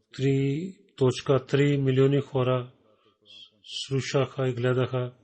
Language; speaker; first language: Bulgarian; non-native, fluent; Urdu